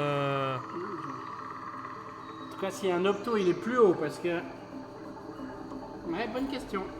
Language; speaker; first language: French; native; French